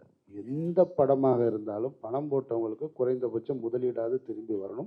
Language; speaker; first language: Tamil; native; Tamil